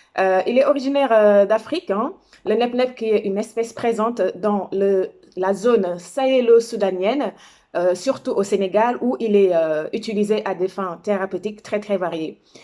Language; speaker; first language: French; non-native, local second language; Wolof